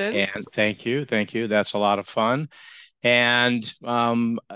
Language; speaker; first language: English; native; English